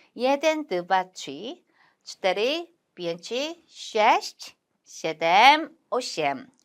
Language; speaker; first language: Polish; non-native, learner; Korean